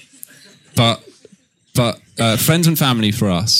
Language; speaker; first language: English; native; English